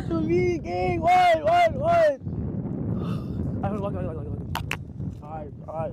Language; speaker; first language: English; native; English